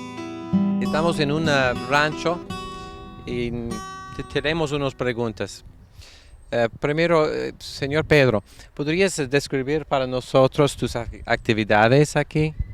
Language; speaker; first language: Spanish; non-native, fluent; English